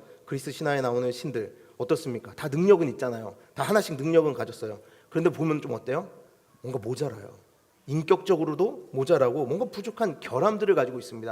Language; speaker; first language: Korean; native; Korean